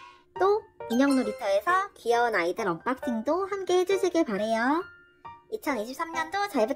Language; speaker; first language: Korean; native; Korean